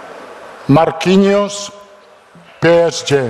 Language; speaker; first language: Portuguese; non-native, fluent; Italian